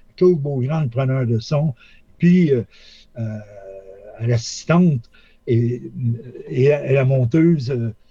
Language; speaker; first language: French; native; French